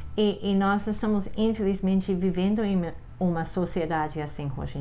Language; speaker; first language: Portuguese; non-native, fluent; English